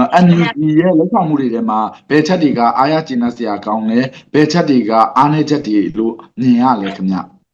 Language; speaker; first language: Burmese; native; Burmese